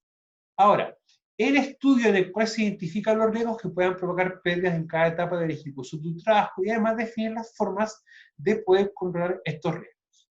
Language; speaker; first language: Spanish; native; Spanish